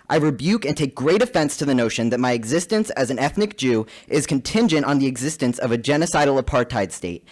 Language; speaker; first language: English; native; English